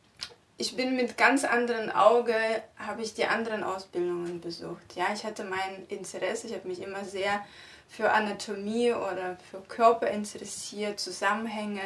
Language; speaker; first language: German; non-native, fluent; Russian